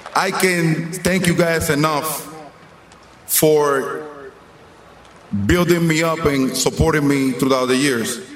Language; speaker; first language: English; non-native, fluent; Spanish